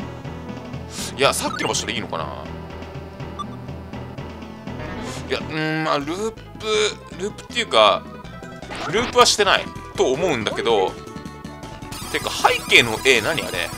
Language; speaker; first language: Japanese; native; Japanese